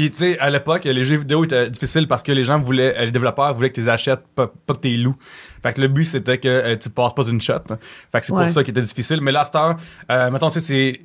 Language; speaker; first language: French; native; French